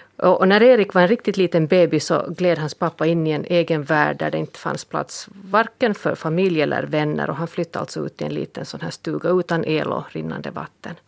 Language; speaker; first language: Swedish; native; Swedish